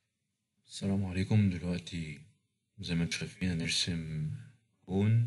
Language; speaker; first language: Arabic; native; Arabic